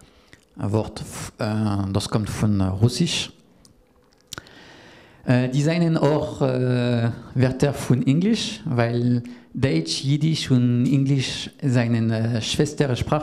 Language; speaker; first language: German; non-native, learner; French